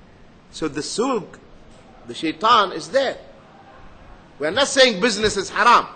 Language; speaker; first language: English; non-native, fluent; Arabic